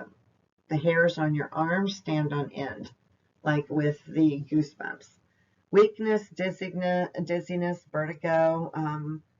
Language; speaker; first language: English; native; English